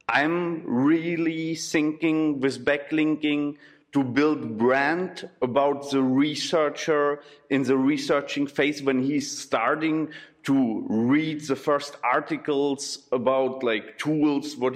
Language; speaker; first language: English; non-native, fluent; German